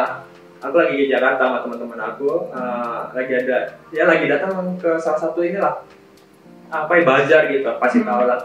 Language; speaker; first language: Indonesian; native; Indonesian